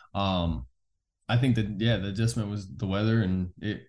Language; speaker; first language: English; native; English